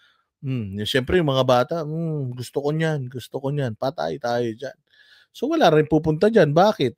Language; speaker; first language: Filipino; native; Filipino